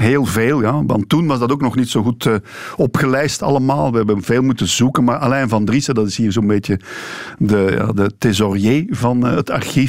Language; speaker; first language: Dutch; native; Dutch